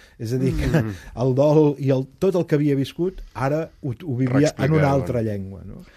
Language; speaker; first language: Catalan; native; Catalan